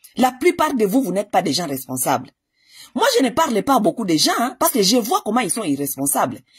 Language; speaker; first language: French; non-native, local second language; Lingala